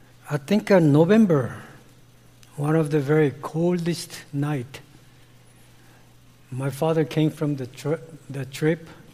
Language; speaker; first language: English; non-native, fluent; Korean